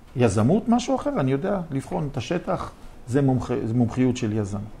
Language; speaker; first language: Hebrew; native; Hebrew